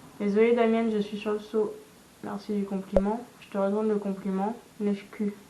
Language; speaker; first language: French; native; French